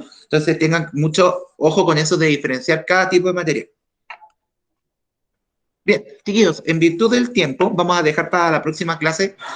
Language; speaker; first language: Spanish; native; Spanish